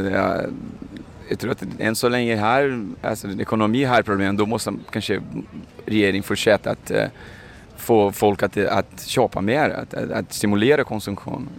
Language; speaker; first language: Swedish; non-native, fluent; Portuguese